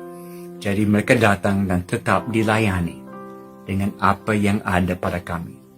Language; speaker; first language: Indonesian; non-native, fluent; English